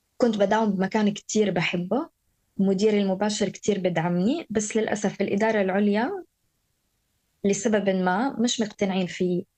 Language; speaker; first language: Arabic; native; Arabic